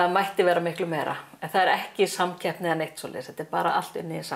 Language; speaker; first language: Icelandic; native; Icelandic